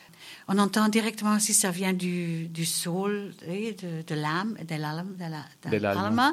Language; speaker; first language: French; early bilingual, other home language; German